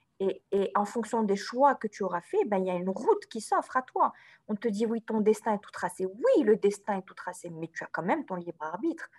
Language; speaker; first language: French; non-native, local second language; Arabic